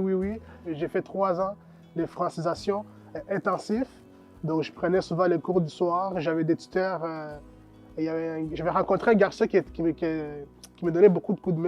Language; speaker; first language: French; non-native, fluent; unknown